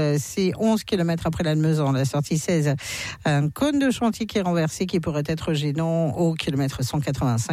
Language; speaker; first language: French; native; French